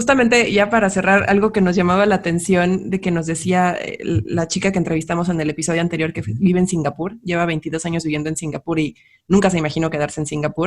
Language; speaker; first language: Spanish; native; Spanish